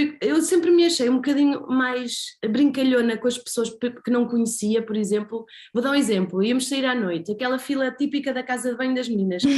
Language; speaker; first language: Portuguese; native; Portuguese